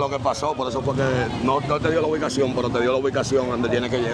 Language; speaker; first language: Spanish; native; Spanish